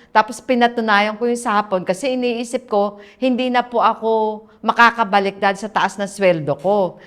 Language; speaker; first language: Filipino; native; Filipino